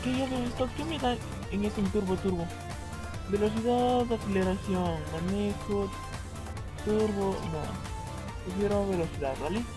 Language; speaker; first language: Spanish; native; Spanish